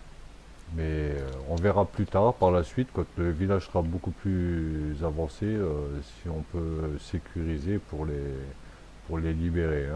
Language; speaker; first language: French; native; French